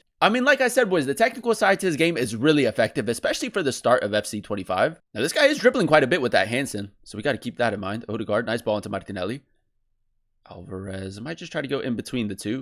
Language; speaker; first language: English; native; English